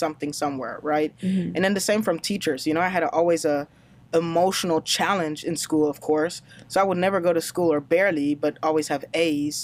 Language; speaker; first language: English; non-native, fluent; German